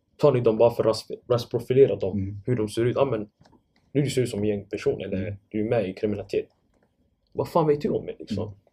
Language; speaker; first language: Swedish; non-native, fluent; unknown